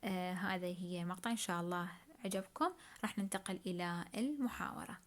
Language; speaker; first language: Arabic; native; Arabic